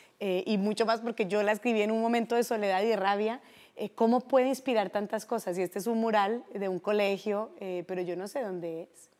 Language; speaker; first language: Spanish; native; Spanish